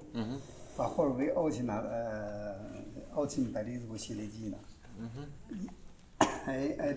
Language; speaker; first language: Russian; non-native, learner; Chinese